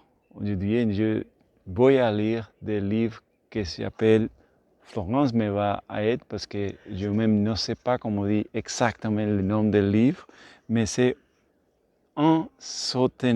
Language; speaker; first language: French; non-native, learner; Spanish